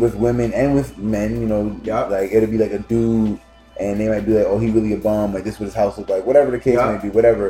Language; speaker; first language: English; native; English